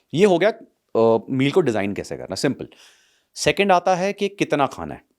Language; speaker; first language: Hindi; non-native, local second language; Punjabi